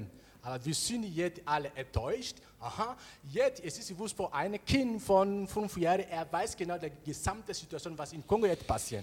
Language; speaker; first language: German; non-native, learner; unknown